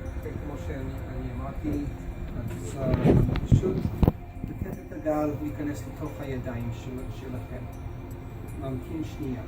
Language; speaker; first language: Hebrew; non-native, fluent; English